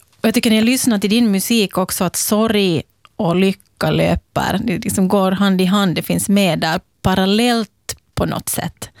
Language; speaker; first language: Swedish; native; Swedish